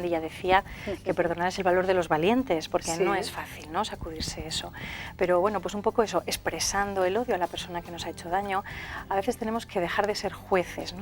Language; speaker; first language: Spanish; native; Spanish